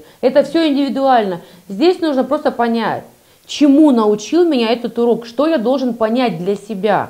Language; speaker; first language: Russian; native; Russian